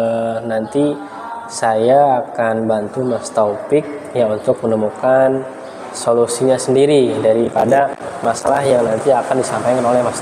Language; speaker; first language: Indonesian; native; Indonesian